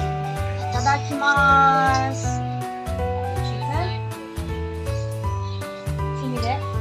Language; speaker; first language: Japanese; non-native, learner; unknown